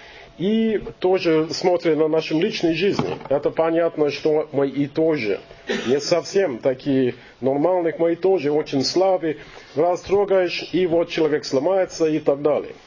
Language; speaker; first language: Russian; non-native, fluent; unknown